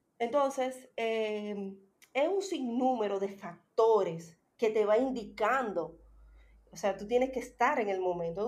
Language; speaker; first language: Spanish; native; Spanish